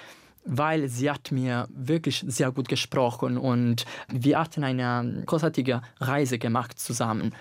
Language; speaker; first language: German; non-native, fluent; Italian